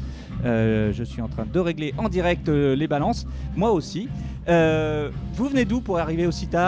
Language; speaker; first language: French; native; French